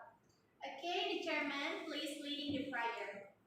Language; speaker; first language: English; non-native, learner; Indonesian